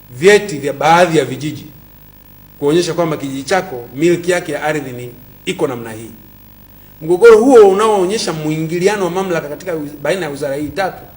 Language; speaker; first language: Swahili; native; Swahili